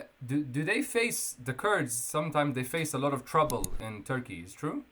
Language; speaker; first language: English; non-native, fluent; Kurdish